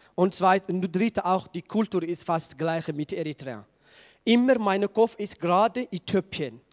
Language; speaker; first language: German; non-native, learner; Tigrinya